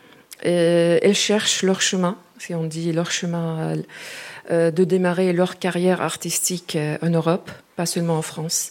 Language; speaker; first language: French; non-native, fluent; Arabic